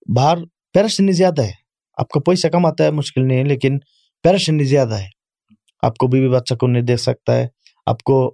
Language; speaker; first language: Urdu; non-native, learner; Bangla